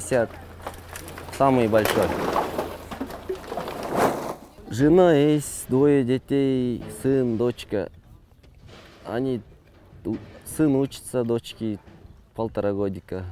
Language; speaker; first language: Russian; non-native, local second language; Kyrgyz